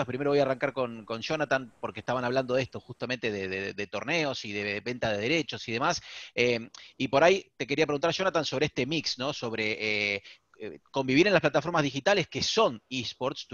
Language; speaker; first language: Spanish; native; Spanish